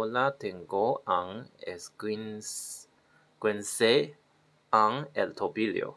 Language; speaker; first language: Spanish; non-native, learner; Chinese